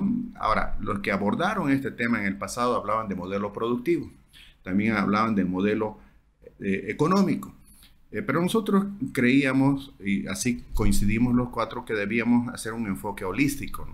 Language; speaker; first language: Spanish; native; Spanish